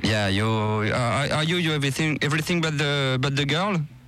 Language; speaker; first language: English; non-native, learner; French